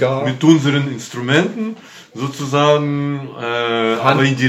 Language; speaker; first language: German; non-native, fluent; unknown